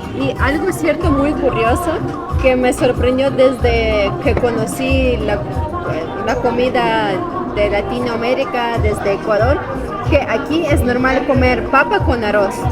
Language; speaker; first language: Spanish; non-native, fluent; Ukrainian